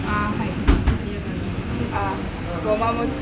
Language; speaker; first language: Japanese; non-native, fluent; Vietnamese